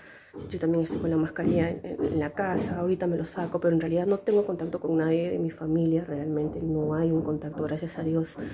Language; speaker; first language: Spanish; native; Spanish